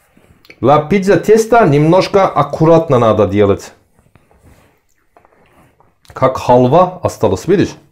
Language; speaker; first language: Russian; non-native, learner; Turkish